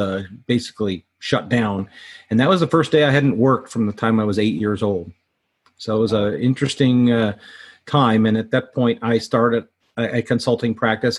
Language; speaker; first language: English; native; English